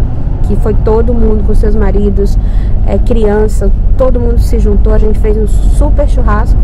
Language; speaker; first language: Portuguese; native; Portuguese